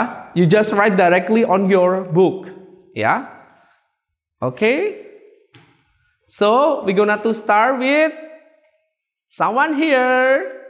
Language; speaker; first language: English; non-native, fluent; Indonesian